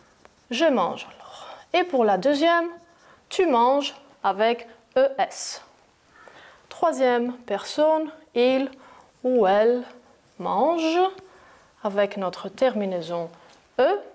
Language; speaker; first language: French; non-native, fluent; Greek